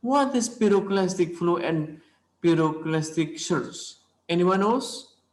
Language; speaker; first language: English; non-native, learner; Indonesian